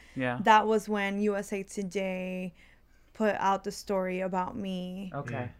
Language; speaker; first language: English; early bilingual, other home language; Spanish